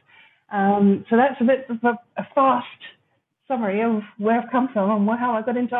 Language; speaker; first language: English; native; English